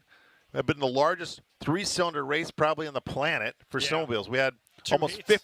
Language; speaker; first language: English; native; English